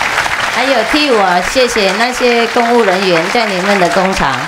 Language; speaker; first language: Chinese; non-native, fluent; Vietnamese